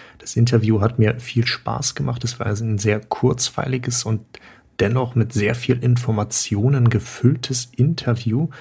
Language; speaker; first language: German; native; German